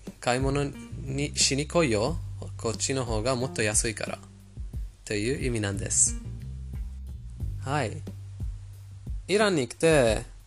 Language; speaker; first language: Japanese; non-native, fluent; Persian